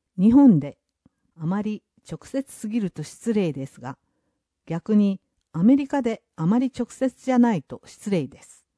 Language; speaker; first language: Japanese; non-native, fluent; English